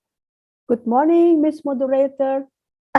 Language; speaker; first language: English; non-native, fluent; Indonesian